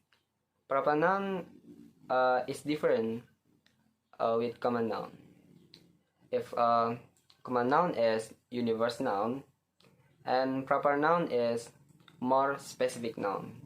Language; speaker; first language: English; non-native, learner; Indonesian